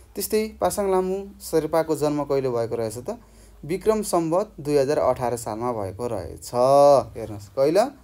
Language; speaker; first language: Nepali; native; Nepali